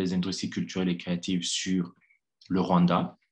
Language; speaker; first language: French; non-native, local second language; Kinyarwanda